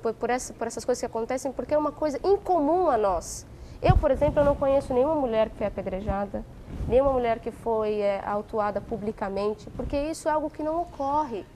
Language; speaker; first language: Portuguese; native; Portuguese